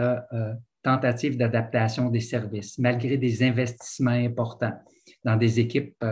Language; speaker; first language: French; native; French